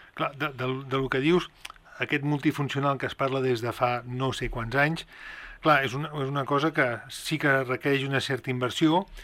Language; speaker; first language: Catalan; native; Catalan